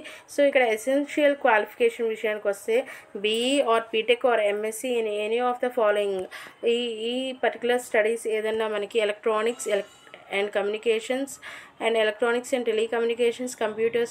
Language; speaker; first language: Telugu; native; Telugu